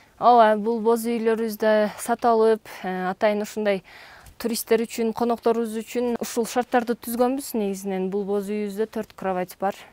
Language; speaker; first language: Kyrgyz; native; Kyrgyz